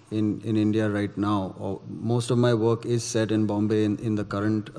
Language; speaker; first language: English; non-native, local second language; Gujarati